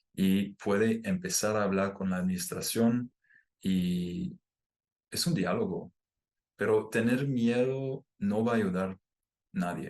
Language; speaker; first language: Spanish; non-native, fluent; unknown